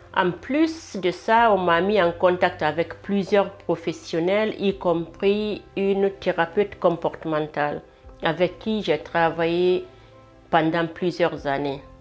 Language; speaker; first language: French; non-native, local second language; Fula